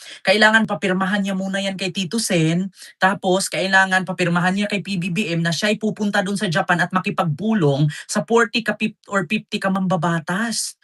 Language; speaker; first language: Filipino; non-native, local second language; Cebuano